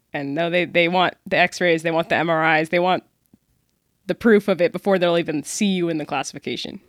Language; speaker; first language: English; native; English